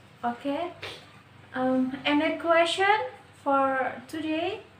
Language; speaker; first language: English; non-native, learner; Indonesian